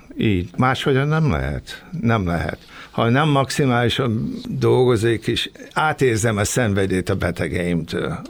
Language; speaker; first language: Hungarian; early bilingual, heritage; Hungarian